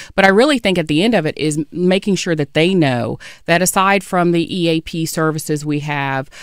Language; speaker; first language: English; native; English